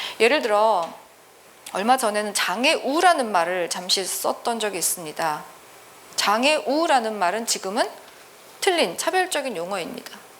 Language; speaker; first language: Korean; native; Korean